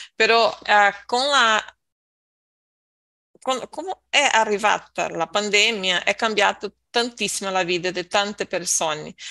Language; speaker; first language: Italian; non-native, learner; Portuguese